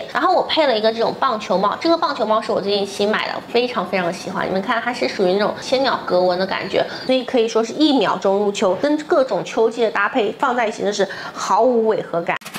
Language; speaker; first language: Chinese; native; Chinese